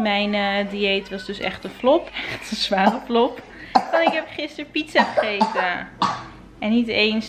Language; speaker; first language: Dutch; native; Dutch